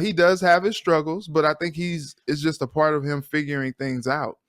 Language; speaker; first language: English; native; English